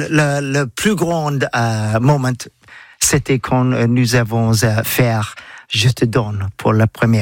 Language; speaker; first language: French; non-native, learner; English